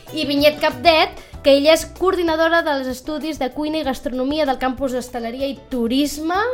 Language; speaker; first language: Catalan; native; Catalan